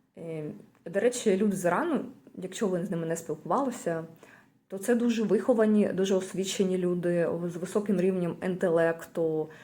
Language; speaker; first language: Ukrainian; native; Ukrainian